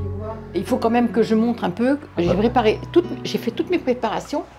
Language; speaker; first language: French; native; French